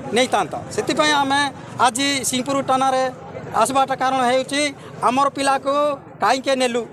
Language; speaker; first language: Odia; non-native, local second language; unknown